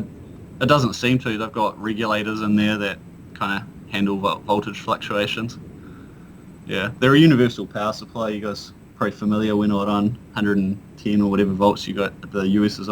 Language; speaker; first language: English; native; English